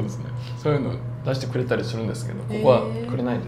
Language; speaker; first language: Japanese; non-native, fluent; Korean